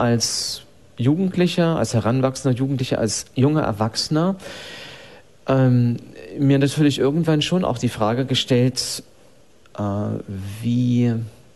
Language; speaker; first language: German; native; German